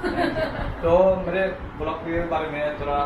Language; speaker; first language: Hindi; non-native, local second language; Chakma